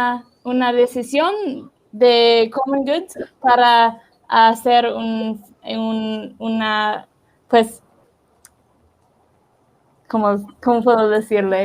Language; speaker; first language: Spanish; non-native, learner; English